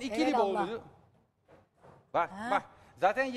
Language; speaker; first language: Turkish; non-native, learner; Italian